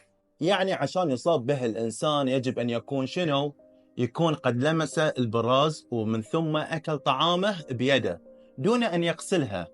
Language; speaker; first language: Arabic; native; Arabic